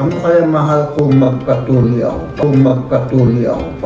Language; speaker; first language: Filipino; non-native, fluent; German